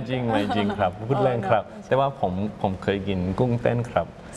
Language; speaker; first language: Thai; non-native, fluent; English